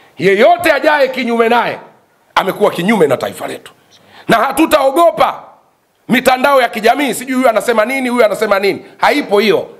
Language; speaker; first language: Swahili; native; Swahili